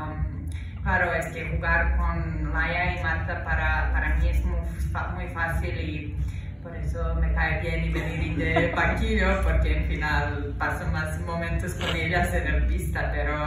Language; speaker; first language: Spanish; non-native, fluent; Serbian